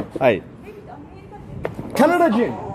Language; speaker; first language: Japanese; non-native, learner; English